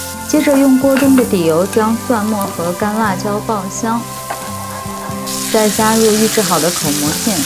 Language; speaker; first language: Chinese; native; Chinese